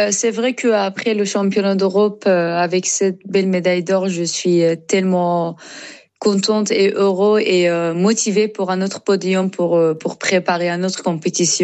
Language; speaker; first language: French; non-native, learner; Persian